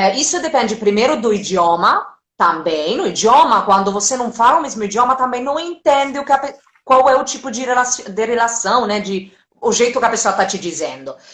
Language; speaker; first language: Portuguese; non-native, fluent; Italian